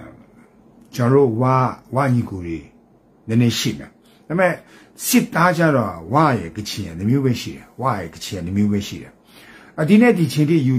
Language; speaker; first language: Burmese; non-native, local second language; Kachin